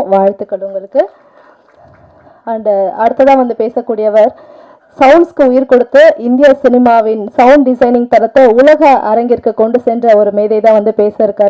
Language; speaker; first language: Tamil; native; Tamil